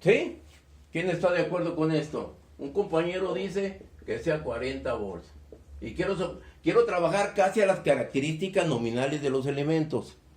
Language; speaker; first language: Spanish; native; Spanish